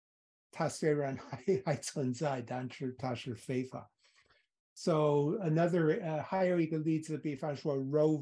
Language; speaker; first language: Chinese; non-native, fluent; English